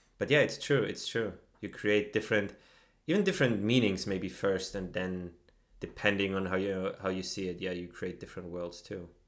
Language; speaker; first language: English; non-native, fluent; German